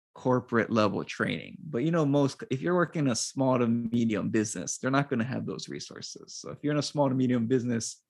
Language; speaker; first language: English; native; English